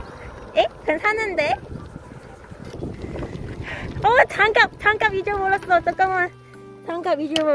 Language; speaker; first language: Korean; non-native, learner; Cantonese